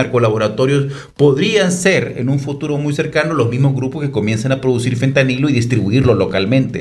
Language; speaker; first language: Spanish; native; Spanish